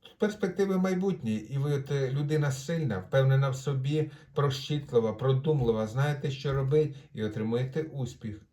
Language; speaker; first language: Ukrainian; non-native, local second language; Russian